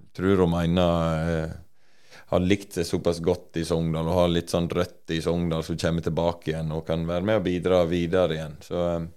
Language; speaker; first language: Norwegian; native; Norwegian